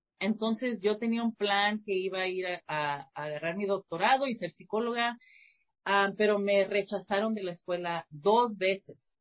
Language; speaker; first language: Spanish; early bilingual, heritage; Spanish